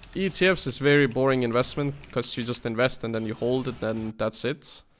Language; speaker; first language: English; non-native, fluent; Danish